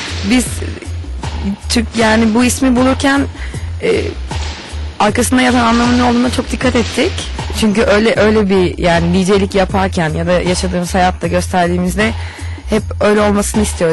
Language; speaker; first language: Turkish; native; Turkish